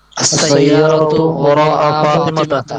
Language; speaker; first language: Arabic; non-native, learner; Bangla